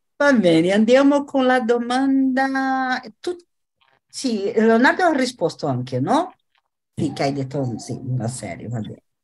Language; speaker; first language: Italian; non-native, fluent; Portuguese